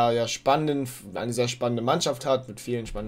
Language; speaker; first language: German; native; German